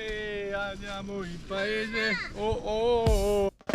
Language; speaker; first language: Italian; native; Italian